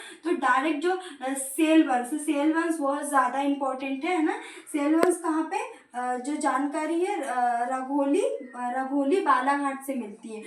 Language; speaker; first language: Hindi; native; Hindi